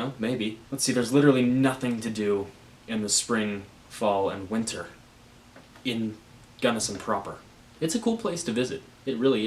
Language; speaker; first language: English; native; English